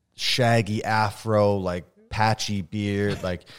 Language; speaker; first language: English; native; English